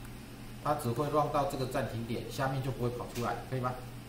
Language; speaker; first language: Chinese; native; Chinese